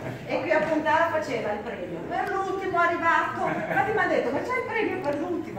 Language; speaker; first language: Italian; native; Italian